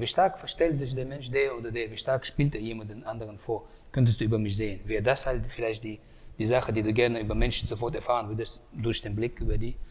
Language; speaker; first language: German; native; German